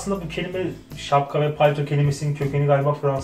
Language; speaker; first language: Turkish; native; Turkish